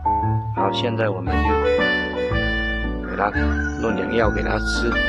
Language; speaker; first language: Chinese; native; Chinese